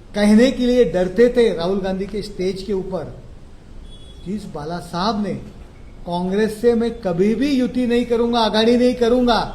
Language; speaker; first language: Hindi; non-native, local second language; Marathi